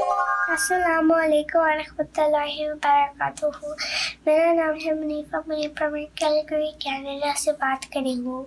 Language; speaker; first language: Hindi; early bilingual, heritage; Hindi